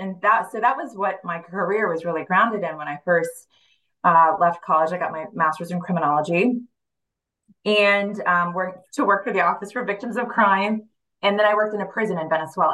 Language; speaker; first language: English; early bilingual, other home language; Spanish